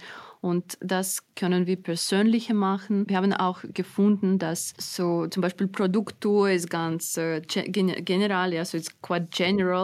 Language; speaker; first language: German; non-native, fluent; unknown